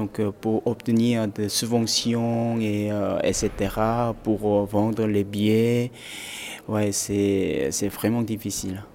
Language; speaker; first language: French; non-native, fluent; Korean